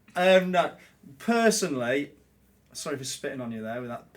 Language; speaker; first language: English; native; English